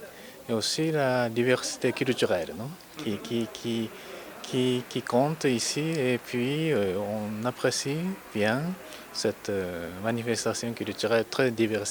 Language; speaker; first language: French; non-native, fluent; Japanese